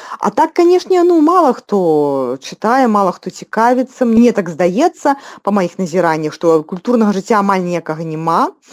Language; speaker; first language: Belarusian; non-native, local second language; Russian